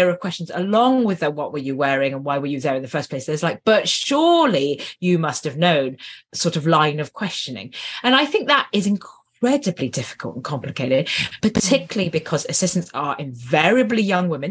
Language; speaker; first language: English; native; English